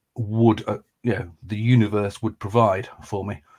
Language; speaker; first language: English; native; English